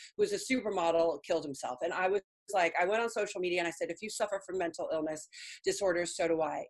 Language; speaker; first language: English; early bilingual, other home language; Spanish